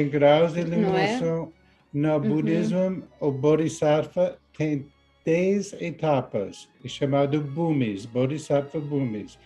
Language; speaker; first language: Portuguese; non-native, learner; English